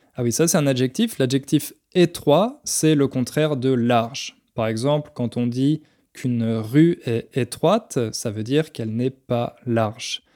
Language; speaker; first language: French; native; French